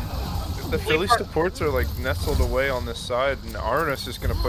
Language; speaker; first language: English; native; English